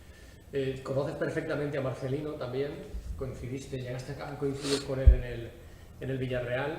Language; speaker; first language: Spanish; native; Spanish